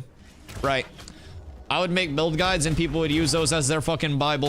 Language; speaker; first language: English; native; English